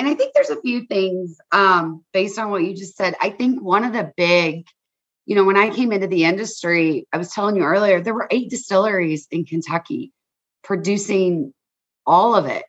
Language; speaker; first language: English; native; English